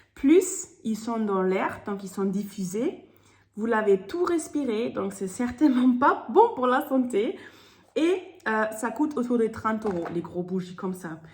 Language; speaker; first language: French; non-native, fluent; German